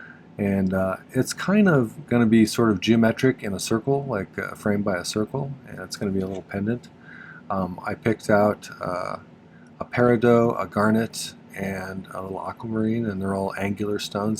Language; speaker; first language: English; native; English